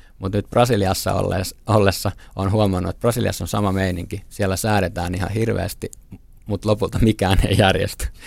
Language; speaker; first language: Finnish; native; Finnish